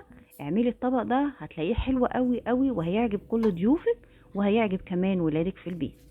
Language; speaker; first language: Arabic; native; Arabic